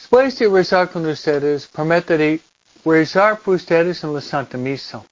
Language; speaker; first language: Spanish; non-native, fluent; English